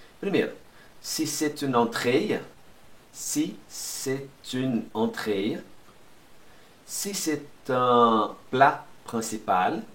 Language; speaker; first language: French; non-native, fluent; Portuguese